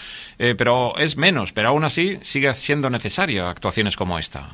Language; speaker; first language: Spanish; native; Spanish